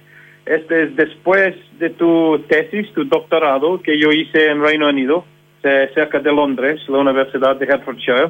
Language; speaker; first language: Spanish; non-native, fluent; English